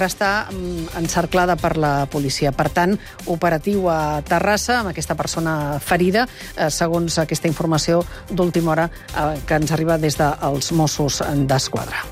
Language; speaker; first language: Catalan; native; Catalan